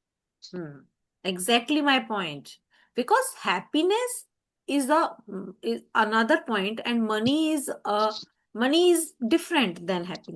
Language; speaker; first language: English; non-native, learner; Hindi